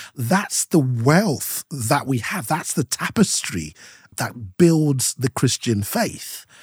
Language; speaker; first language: English; non-native, local second language; Yoruba